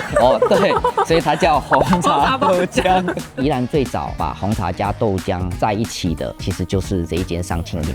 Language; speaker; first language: Chinese; native; Chinese